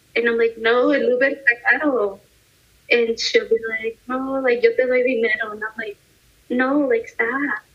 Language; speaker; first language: English; early bilingual, other home language; Spanish